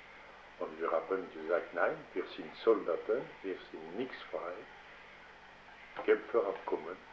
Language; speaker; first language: German; non-native, learner; French